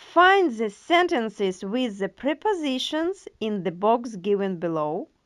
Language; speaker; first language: English; non-native, fluent; Ukrainian